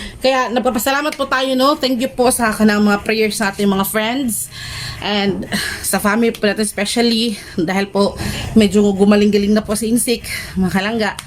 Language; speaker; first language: Filipino; non-native, local second language; Cebuano